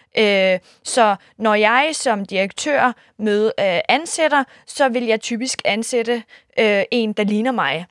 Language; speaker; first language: Danish; early bilingual, other home language; Kurdish